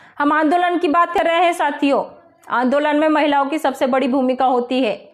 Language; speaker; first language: Hindi; non-native, local second language; Marathi